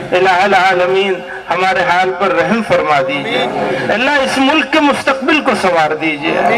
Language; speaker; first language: Urdu; native; Urdu